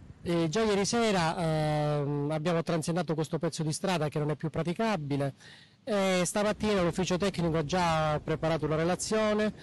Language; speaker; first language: Italian; native; Italian